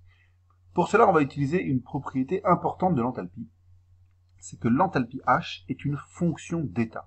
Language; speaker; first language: French; native; French